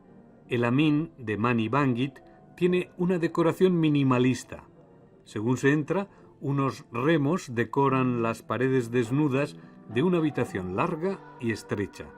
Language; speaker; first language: Spanish; native; Spanish